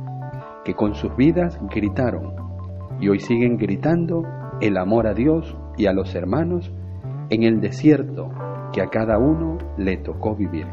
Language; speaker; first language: Spanish; native; Spanish